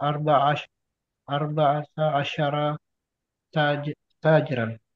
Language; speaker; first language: Arabic; non-native, learner; Indonesian